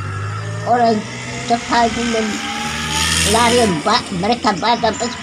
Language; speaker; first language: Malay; non-native, local second language; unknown